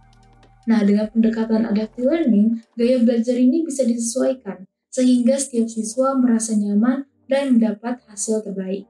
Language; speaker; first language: Indonesian; native; Indonesian